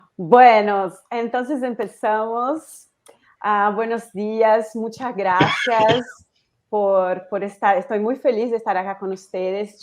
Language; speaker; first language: Spanish; non-native, fluent; Portuguese